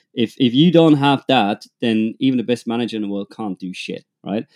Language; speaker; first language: English; non-native, fluent; German